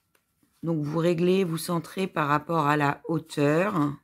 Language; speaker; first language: French; native; French